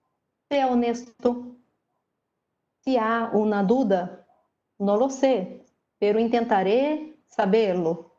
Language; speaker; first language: Spanish; non-native, learner; Portuguese